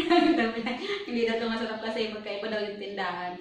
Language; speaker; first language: Chinese; non-native, learner; Filipino